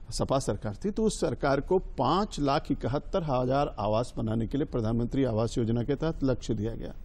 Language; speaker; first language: Hindi; native; Hindi